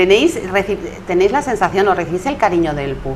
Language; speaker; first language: Spanish; native; Spanish